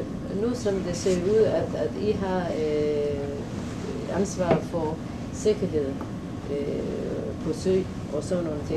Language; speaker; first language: Danish; early bilingual, heritage; Somali